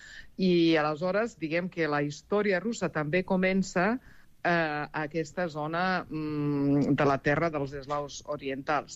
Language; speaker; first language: Catalan; non-native, fluent; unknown